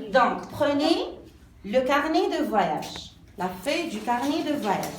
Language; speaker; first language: French; non-native, local second language; Arabic